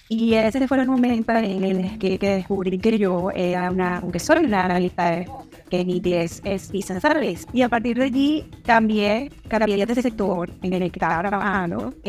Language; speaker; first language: Spanish; native; Spanish